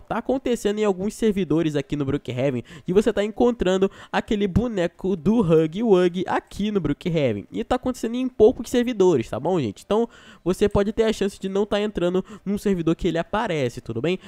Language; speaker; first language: Portuguese; native; Portuguese